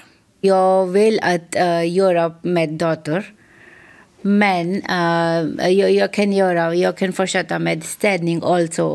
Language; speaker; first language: Swedish; non-native, learner; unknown